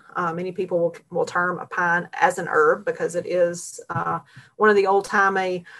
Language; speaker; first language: English; native; English